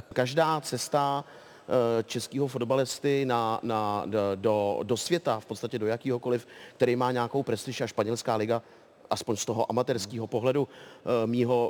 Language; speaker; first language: Czech; native; Czech